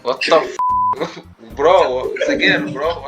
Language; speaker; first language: English; non-native, learner; Arabic